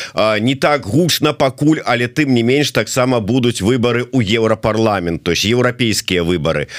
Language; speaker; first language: Belarusian; non-native, local second language; Russian